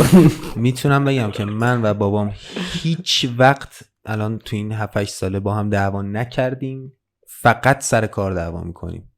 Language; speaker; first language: Persian; native; Persian